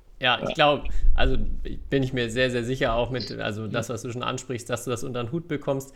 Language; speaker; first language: German; native; German